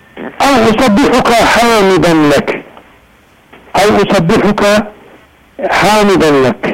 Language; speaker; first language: Arabic; native; Arabic